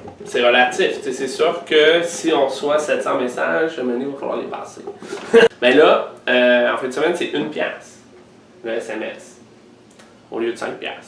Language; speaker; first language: French; native; French